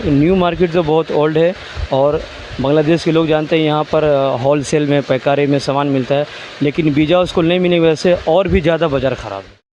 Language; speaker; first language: Hindi; non-native, local second language; Bangla